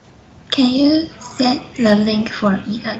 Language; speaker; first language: English; non-native, learner; Chinese